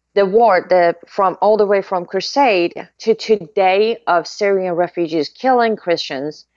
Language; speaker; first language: English; non-native, fluent; Persian